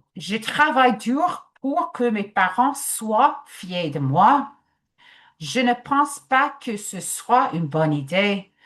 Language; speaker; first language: French; non-native, fluent; English